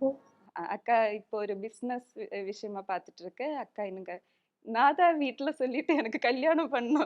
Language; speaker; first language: Tamil; non-native, local second language; Malayalam